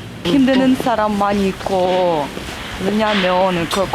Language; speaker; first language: Korean; non-native, learner; Russian